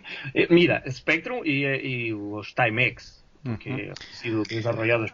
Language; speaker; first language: Spanish; non-native, fluent; Portuguese